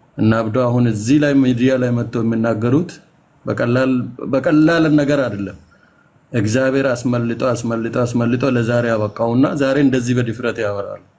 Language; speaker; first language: Amharic; non-native, local second language; Oromo